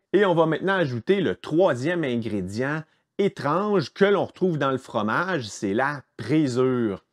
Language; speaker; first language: French; native; French